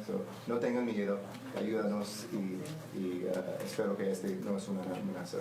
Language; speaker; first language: Spanish; non-native, learner; English